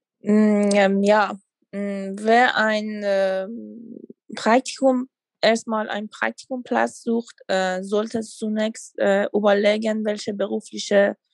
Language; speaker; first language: German; non-native, fluent; Persian